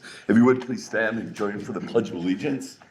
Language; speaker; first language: English; native; English